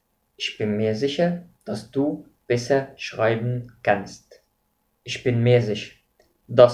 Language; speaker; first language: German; non-native, fluent; Arabic